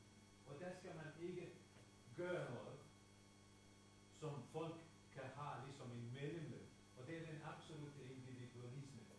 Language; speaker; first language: Danish; non-native, fluent; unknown